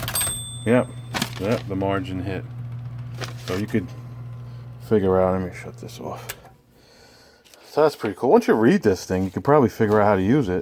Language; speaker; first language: English; native; English